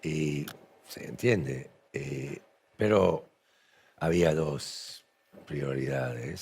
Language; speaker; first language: Spanish; non-native, fluent; English